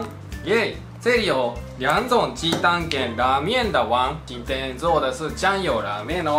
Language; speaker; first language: Chinese; non-native, fluent; Japanese